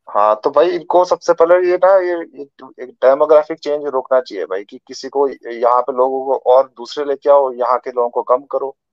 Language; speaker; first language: Hindi; native; Hindi